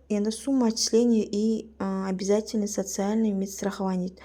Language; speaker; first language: Russian; non-native, local second language; Kazakh